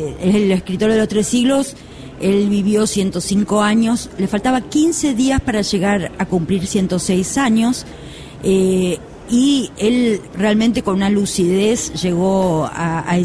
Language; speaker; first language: Spanish; native; Spanish